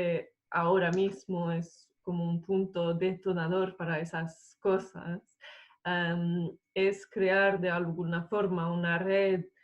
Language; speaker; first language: Spanish; non-native, fluent; English